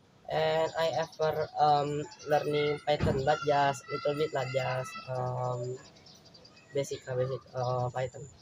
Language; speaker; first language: English; non-native, learner; Indonesian